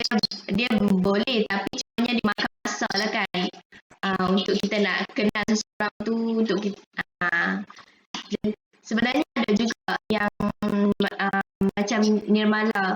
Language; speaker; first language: Malay; native; Malay